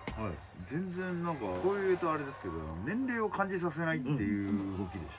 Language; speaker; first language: Japanese; native; Japanese